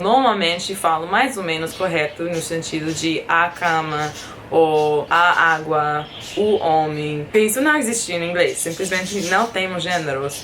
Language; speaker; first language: Portuguese; non-native, fluent; English